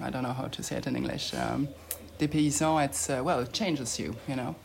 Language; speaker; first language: English; non-native, learner; French